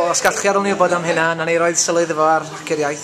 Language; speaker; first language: Welsh; native; Welsh